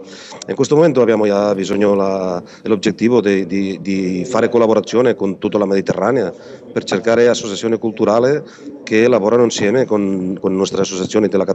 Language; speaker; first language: Italian; non-native, fluent; Catalan